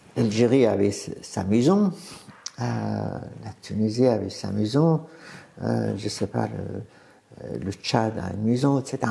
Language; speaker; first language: French; non-native, fluent; Arabic